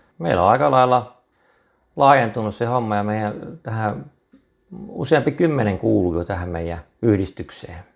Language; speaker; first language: Finnish; native; Finnish